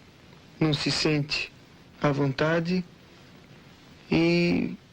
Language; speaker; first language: Portuguese; native; Portuguese